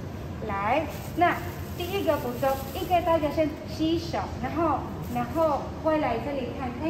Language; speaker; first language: Chinese; non-native, fluent; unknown